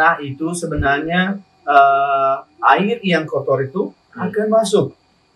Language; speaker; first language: Indonesian; non-native, learner; Spanish